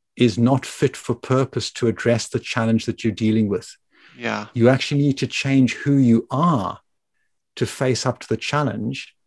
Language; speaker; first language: English; native; English